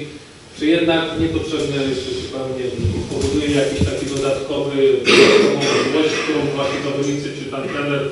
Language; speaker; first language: Polish; native; Polish